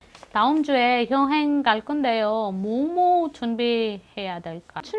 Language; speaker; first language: Korean; non-native, fluent; Filipino